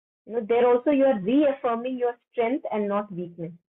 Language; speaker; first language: English; non-native, local second language; Hindi